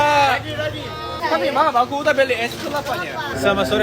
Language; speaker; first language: Indonesian; non-native, fluent; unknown